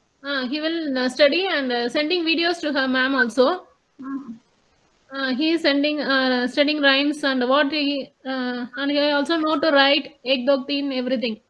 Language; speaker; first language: English; non-native, local second language; Tamil